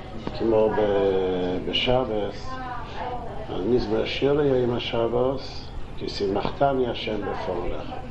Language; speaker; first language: Hebrew; non-native, local second language; Yiddish